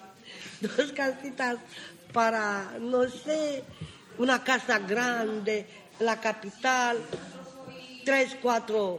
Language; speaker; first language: Spanish; non-native, learner; Romany